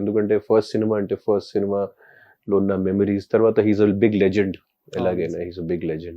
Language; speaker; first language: Telugu; non-native, local second language; Hindi